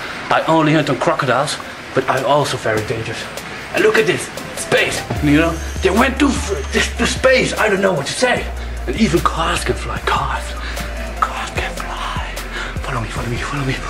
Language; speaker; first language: English; non-native, learner; Dutch